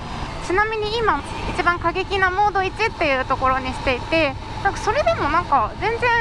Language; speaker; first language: Japanese; native; Japanese